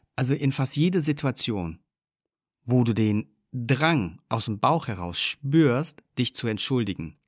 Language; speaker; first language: German; non-native, fluent; English